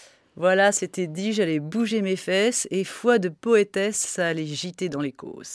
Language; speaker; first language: French; native; French